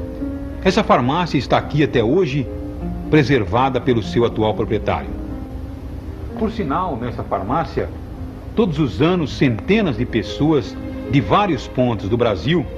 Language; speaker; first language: Portuguese; native; Portuguese